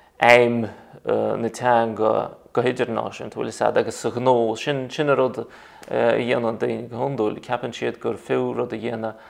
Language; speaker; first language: Irish; non-native, fluent; Russian